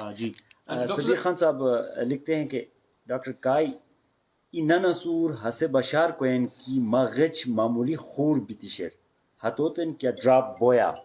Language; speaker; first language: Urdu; non-native, local second language; Khowar